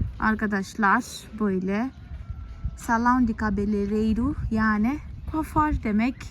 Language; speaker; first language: Turkish; non-native, fluent; Portuguese